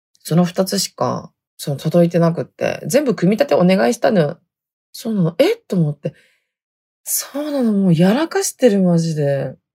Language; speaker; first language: Japanese; native; Japanese